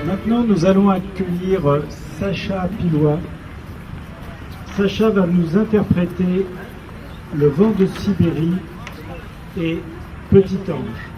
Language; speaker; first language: French; native; French